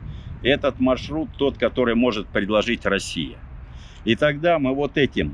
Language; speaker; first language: Russian; native; Russian